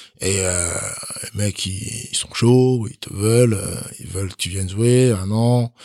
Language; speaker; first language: French; early bilingual, other home language; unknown